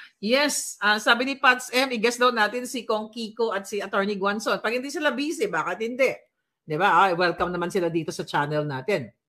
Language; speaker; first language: Filipino; non-native, local second language; Hiligaynon